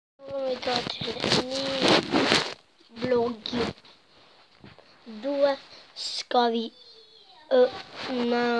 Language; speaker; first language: Swedish; non-native, local second language; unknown